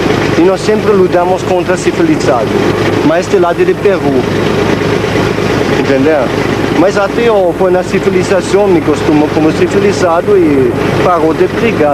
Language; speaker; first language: Portuguese; non-native, learner; German